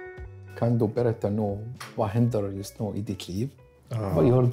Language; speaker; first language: Swedish; non-native, learner; Arabic